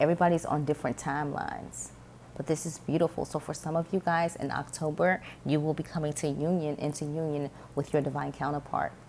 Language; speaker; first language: English; native; English